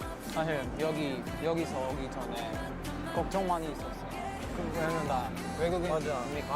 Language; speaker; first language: Korean; non-native, learner; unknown